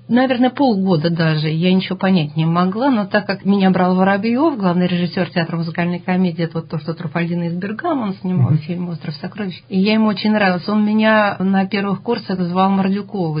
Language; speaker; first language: Russian; native; Russian